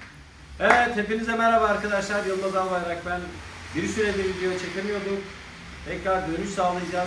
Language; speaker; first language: Turkish; native; Turkish